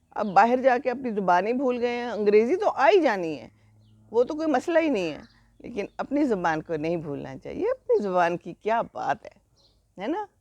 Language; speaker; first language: Urdu; native; Urdu